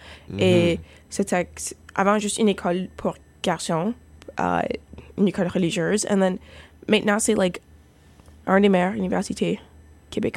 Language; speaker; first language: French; non-native, fluent; English